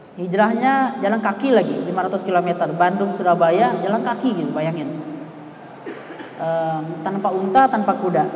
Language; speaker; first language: Indonesian; native; Indonesian